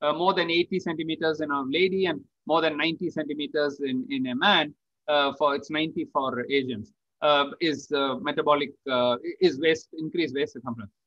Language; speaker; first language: English; non-native, local second language; Tamil